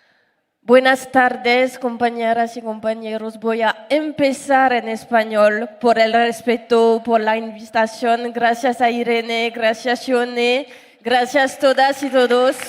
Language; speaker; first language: Spanish; non-native, learner; French